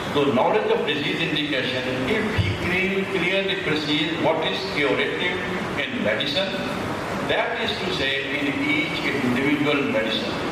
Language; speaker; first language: English; non-native, local second language; Urdu